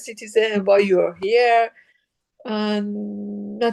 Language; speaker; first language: English; non-native, learner; Persian